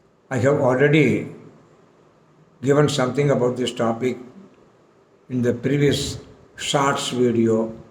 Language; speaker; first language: English; non-native, local second language; Tamil